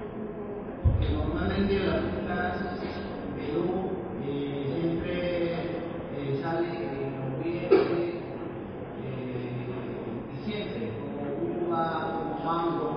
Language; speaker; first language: Spanish; non-native, learner; Chinese